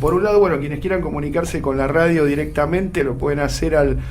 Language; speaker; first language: Spanish; native; Spanish